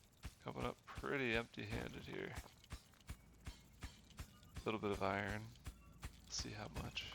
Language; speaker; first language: English; native; English